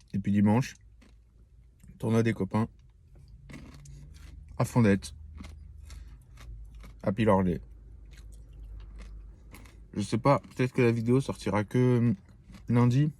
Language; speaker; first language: French; native; French